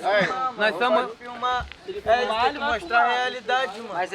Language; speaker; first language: Portuguese; native; Portuguese